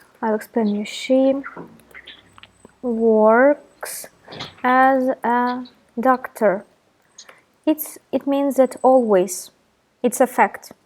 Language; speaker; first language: English; non-native, fluent; Russian